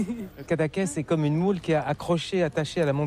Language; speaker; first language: French; native; French